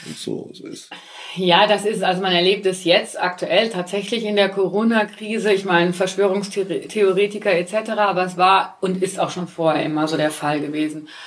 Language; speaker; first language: German; native; German